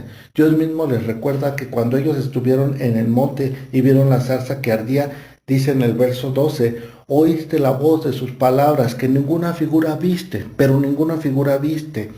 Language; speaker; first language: Spanish; native; Spanish